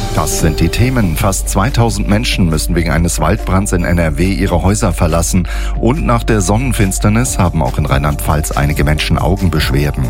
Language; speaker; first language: German; native; German